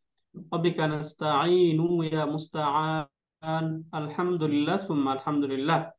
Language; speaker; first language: Arabic; non-native, fluent; Bangla